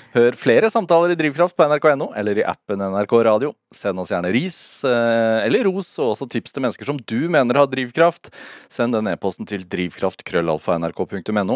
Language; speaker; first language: Norwegian; native; Norwegian